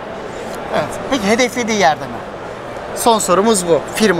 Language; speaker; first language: Turkish; native; Turkish